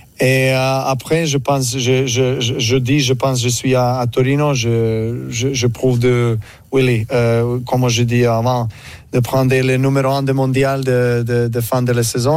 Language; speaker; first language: French; non-native, learner; Serbian